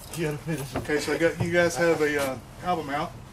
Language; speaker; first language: English; native; English